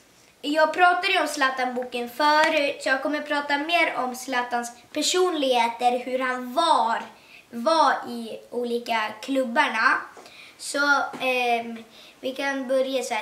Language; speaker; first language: Swedish; early bilingual, other home language; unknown